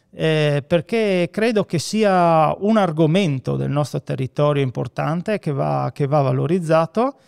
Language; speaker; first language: Italian; native; Italian